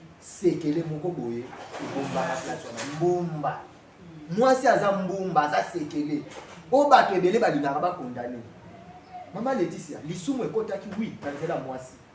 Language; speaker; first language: Lingala; non-native, local second language; Kongo